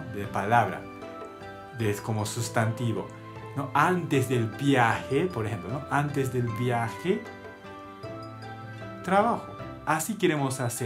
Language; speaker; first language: Spanish; non-native, learner; Japanese